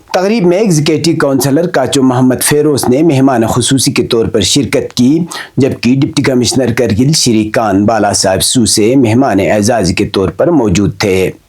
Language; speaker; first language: Urdu; non-native, local second language; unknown